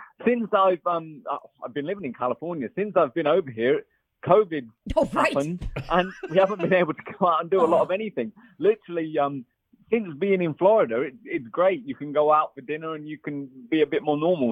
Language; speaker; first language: English; native; English